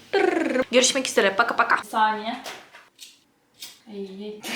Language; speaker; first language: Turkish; non-native, learner; Russian